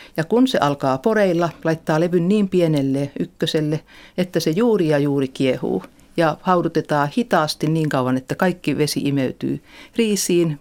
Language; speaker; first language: Finnish; native; Finnish